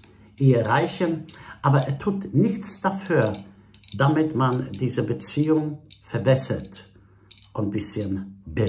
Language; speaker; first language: German; non-native, fluent; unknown